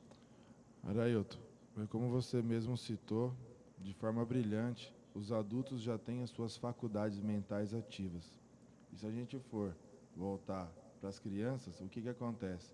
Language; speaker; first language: Portuguese; native; Portuguese